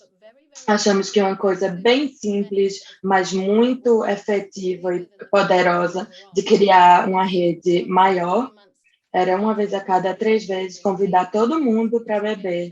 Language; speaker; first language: Portuguese; non-native, fluent; English